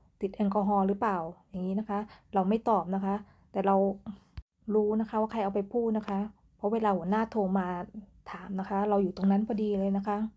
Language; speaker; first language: Thai; native; Thai